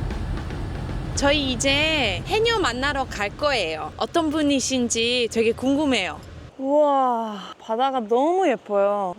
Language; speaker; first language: Korean; non-native, fluent; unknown